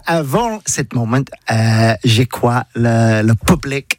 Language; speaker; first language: French; non-native, learner; English